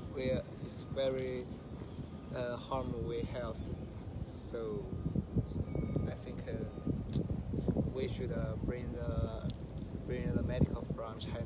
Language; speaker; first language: English; non-native, learner; Chinese